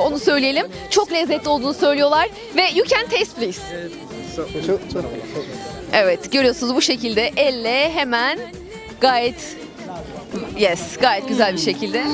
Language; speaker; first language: Turkish; native; Turkish